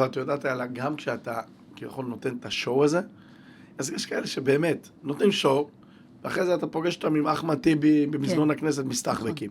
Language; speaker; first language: Hebrew; native; Hebrew